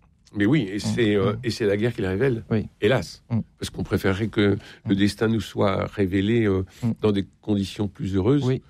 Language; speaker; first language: French; native; French